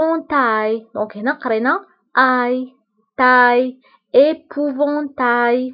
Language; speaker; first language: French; non-native, local second language; Arabic